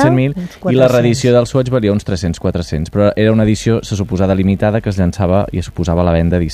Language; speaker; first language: Catalan; native; Catalan